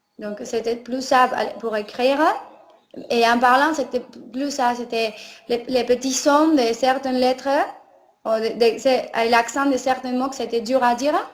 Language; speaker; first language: French; non-native, learner; Spanish